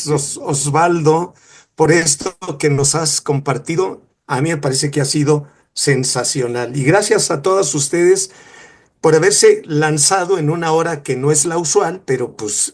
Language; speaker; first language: Spanish; native; Spanish